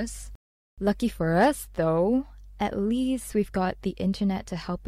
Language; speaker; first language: English; non-native, local second language; Chinese